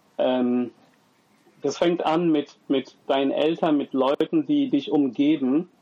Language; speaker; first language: German; early bilingual, other home language; French